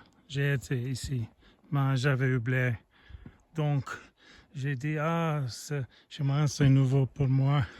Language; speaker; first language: French; non-native, learner; English